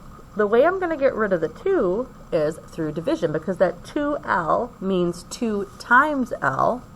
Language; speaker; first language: English; native; English